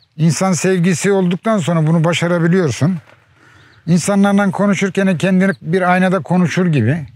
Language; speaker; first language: Turkish; native; Turkish